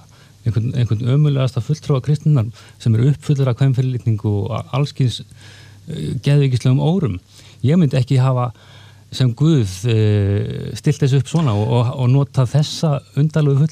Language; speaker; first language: Icelandic; native; Icelandic